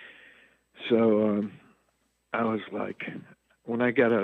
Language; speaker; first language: English; native; English